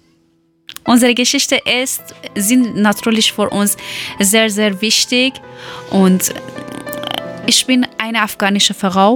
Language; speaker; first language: German; non-native, learner; Persian